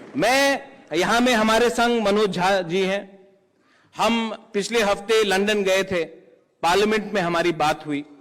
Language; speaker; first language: Hindi; non-native, local second language; Kok Borok